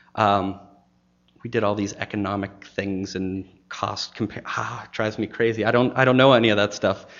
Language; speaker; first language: English; native; English